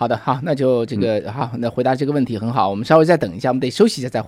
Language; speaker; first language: Chinese; native; Chinese